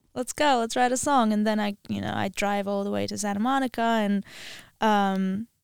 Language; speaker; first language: English; non-native, fluent; Armenian